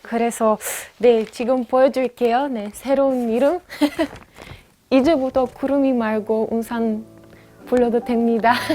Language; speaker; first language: Korean; non-native, fluent; Bulgarian